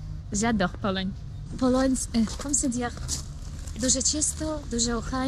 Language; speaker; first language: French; non-native, learner; Ukrainian